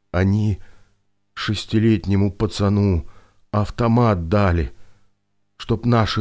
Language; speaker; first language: Russian; native; Russian